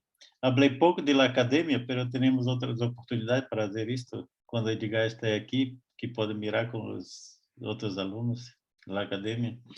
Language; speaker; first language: Spanish; non-native, fluent; Portuguese